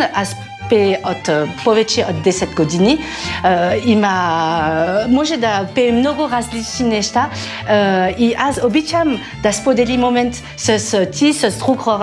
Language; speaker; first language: Bulgarian; non-native, learner; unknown